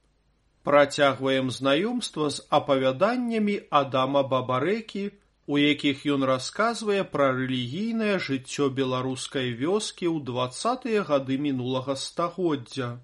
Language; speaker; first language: Belarusian; native; Belarusian